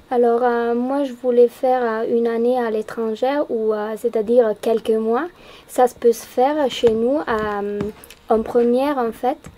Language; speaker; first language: French; non-native, fluent; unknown